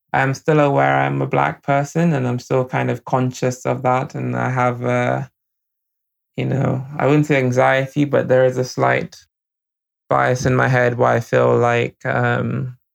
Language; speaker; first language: English; non-native, local second language; Yoruba